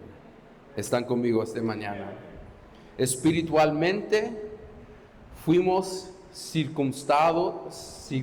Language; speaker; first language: Spanish; non-native, fluent; English